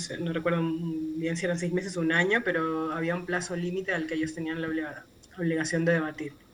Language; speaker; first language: Spanish; native; Spanish